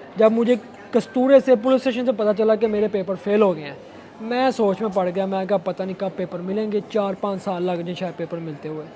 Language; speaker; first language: Urdu; non-native, local second language; Punjabi